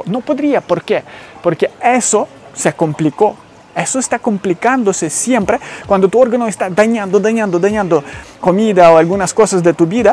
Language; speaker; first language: Spanish; non-native, fluent; Ukrainian